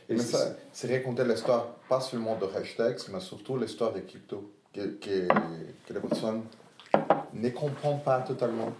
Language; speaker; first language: French; non-native, fluent; Portuguese